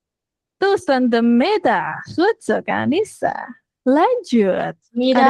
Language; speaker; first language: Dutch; non-native, fluent; Indonesian